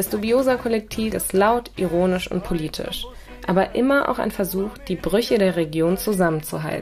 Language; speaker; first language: German; native; German